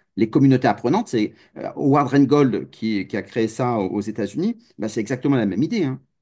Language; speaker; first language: French; native; French